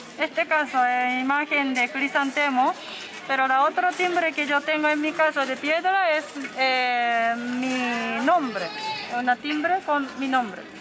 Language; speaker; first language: Spanish; non-native, learner; Japanese